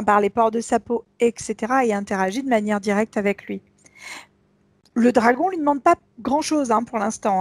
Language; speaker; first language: French; native; French